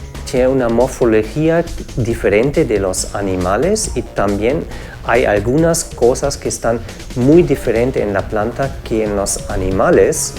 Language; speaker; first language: Spanish; non-native, fluent; German